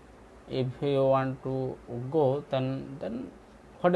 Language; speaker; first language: English; non-native, local second language; Odia